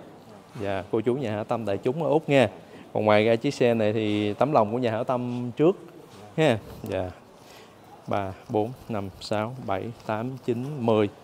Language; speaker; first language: Vietnamese; native; Vietnamese